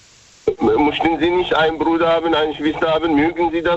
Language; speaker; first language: German; non-native, learner; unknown